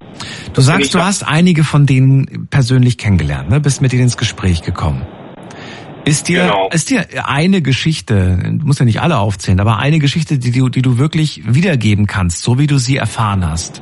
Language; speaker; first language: German; native; German